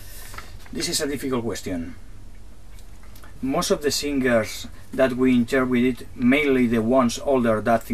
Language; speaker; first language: English; non-native, learner; Spanish